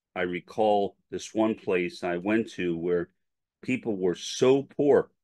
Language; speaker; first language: English; native; English